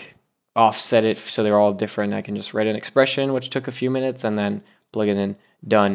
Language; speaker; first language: English; native; English